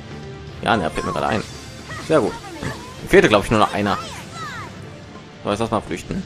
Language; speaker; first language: German; native; German